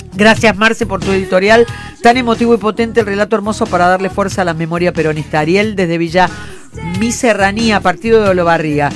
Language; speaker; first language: Spanish; native; Spanish